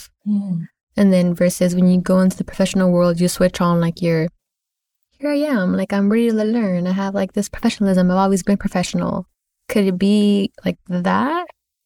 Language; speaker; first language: English; native; English